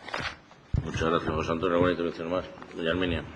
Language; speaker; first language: Spanish; native; Spanish